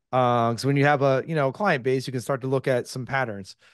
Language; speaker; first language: English; native; English